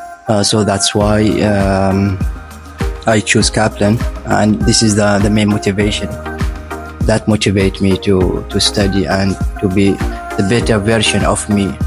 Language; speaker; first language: English; non-native, learner; Arabic